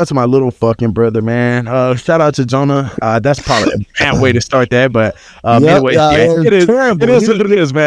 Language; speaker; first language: English; native; English